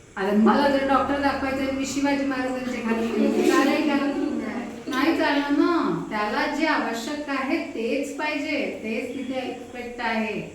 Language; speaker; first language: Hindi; non-native, local second language; Marathi